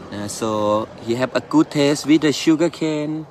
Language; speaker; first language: English; non-native, learner; Thai